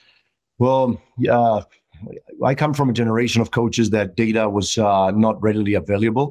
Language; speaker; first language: English; non-native, fluent; Greek